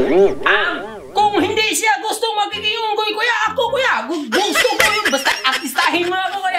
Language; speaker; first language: Filipino; non-native, local second language; Cebuano